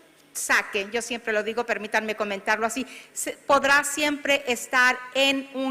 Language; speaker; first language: Spanish; native; Spanish